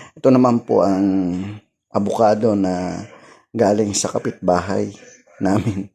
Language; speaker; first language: Filipino; native; Filipino